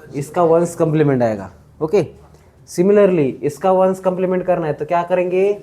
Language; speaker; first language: Hindi; non-native, local second language; Marathi